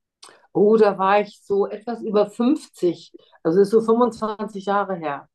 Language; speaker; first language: German; native; German